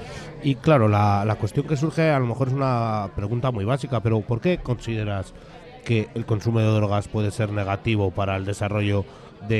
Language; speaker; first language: Spanish; native; Spanish